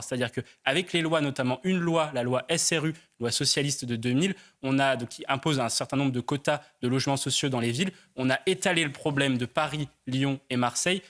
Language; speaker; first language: French; native; French